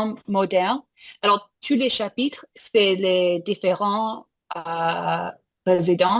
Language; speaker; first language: French; non-native, fluent; English